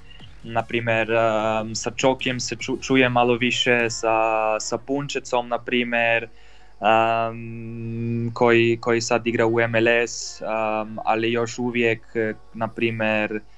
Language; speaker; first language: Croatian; non-native, fluent; Polish